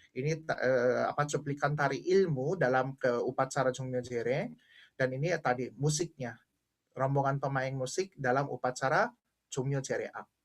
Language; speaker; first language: Indonesian; native; Indonesian